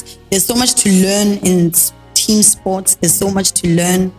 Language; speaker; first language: English; non-native, local second language; Tswana